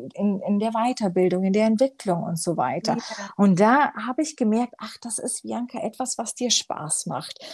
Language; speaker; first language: German; early bilingual, other home language; Romanian